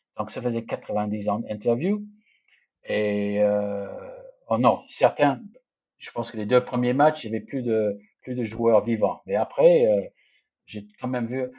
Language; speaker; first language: French; non-native, fluent; English